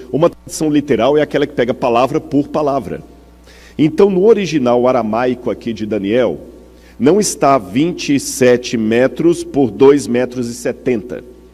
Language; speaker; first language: Portuguese; native; Portuguese